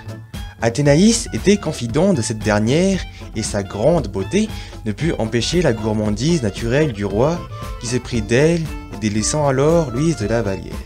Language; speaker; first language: French; native; French